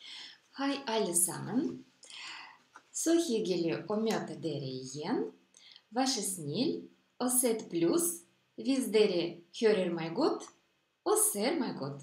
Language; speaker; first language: Norwegian; non-native, fluent; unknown